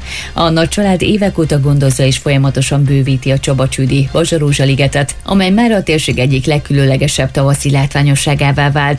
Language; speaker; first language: Hungarian; native; Hungarian